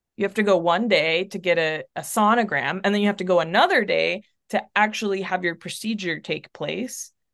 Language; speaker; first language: English; early bilingual, other home language; Spanish